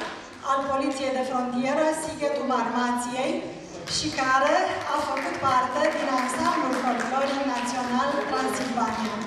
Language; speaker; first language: Romanian; native; Romanian